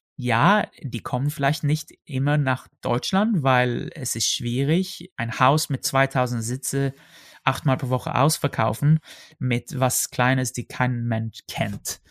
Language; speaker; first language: German; non-native, fluent; Swedish